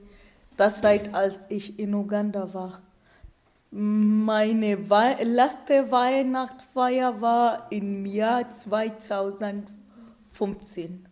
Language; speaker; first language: German; non-native, learner; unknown